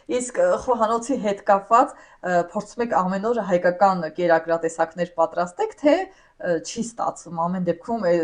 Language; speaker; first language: Armenian; native; Armenian